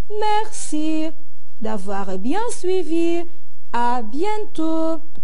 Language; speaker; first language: French; non-native, local second language; Arabic